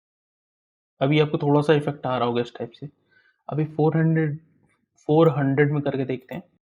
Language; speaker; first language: Hindi; native; Hindi